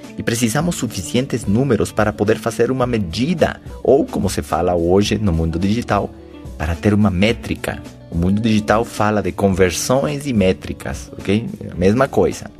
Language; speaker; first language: Portuguese; non-native, fluent; Spanish